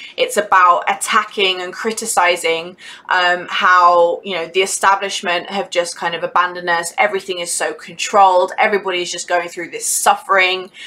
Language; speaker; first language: English; native; English